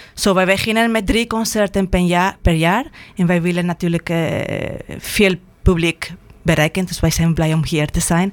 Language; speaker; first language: Dutch; non-native, fluent; Spanish